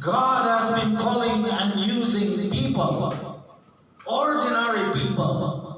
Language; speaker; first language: English; non-native, local second language; Filipino